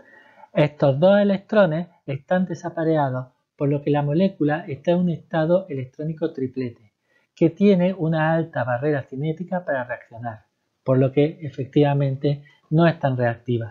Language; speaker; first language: Spanish; native; Spanish